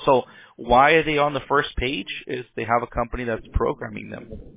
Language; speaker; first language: English; early bilingual, other home language; Spanish